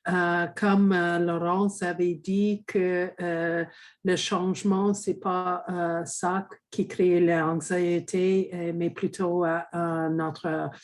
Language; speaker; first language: French; non-native, fluent; English